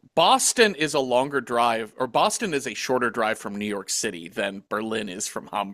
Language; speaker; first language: English; native; English